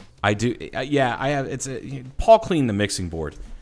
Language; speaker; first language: English; native; English